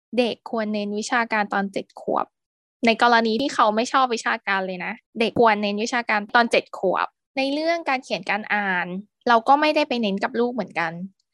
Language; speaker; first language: Thai; native; Thai